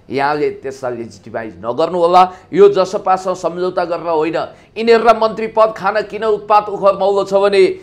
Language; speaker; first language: Nepali; native; Nepali